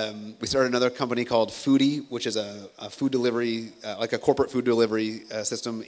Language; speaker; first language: English; native; English